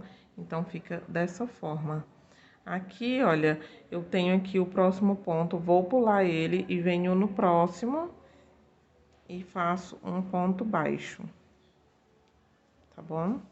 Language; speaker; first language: Portuguese; native; Portuguese